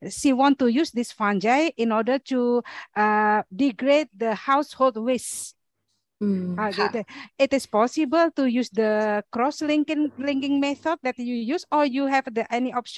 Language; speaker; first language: English; non-native, learner; Indonesian